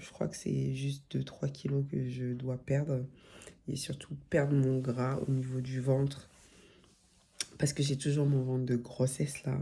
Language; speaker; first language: French; native; French